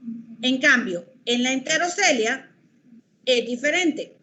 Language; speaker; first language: Spanish; native; Spanish